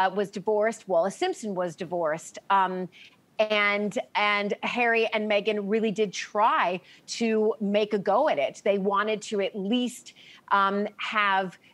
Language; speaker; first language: English; native; English